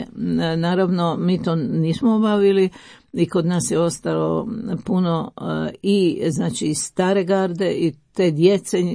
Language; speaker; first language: Croatian; native; Croatian